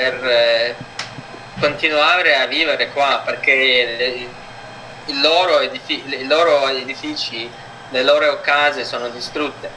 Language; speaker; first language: Italian; non-native, fluent; Ukrainian